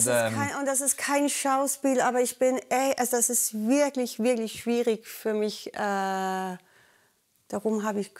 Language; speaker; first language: German; non-native, fluent; Danish